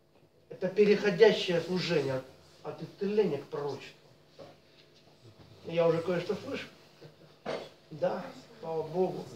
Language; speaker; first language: Russian; native; Russian